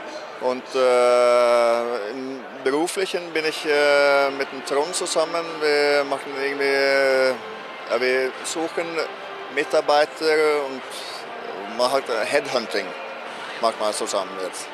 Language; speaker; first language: German; non-native, fluent; Norwegian